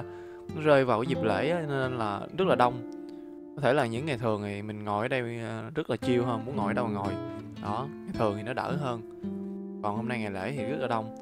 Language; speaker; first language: Vietnamese; native; Vietnamese